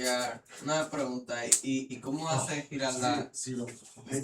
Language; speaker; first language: Spanish; early bilingual, heritage; Spanish